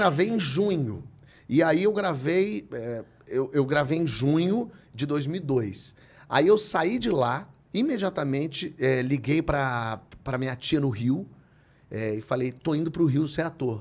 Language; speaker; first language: Portuguese; native; Portuguese